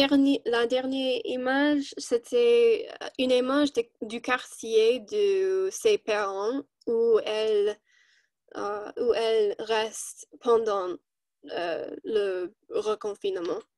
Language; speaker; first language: French; non-native, learner; English